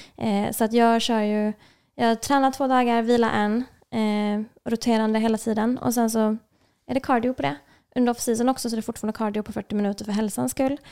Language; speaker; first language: Swedish; native; Swedish